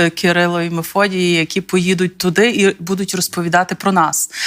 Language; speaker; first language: Ukrainian; native; Ukrainian